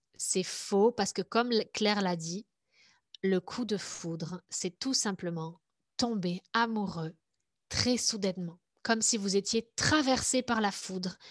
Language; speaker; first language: French; native; French